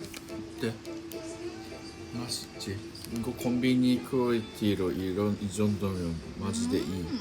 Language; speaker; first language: Korean; non-native, learner; Japanese